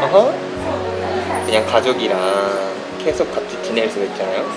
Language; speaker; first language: Korean; non-native, fluent; Japanese